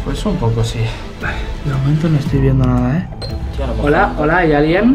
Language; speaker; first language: Spanish; native; Spanish